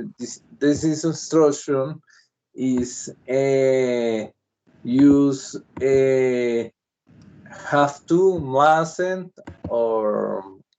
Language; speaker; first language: English; non-native, learner; Spanish